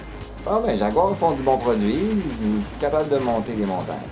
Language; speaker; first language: French; native; French